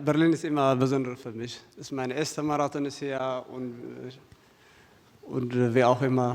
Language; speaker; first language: German; non-native, fluent; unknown